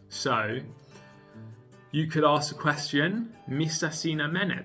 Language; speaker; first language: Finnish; non-native, learner; English